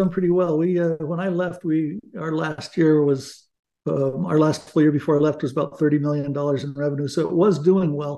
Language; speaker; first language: English; native; English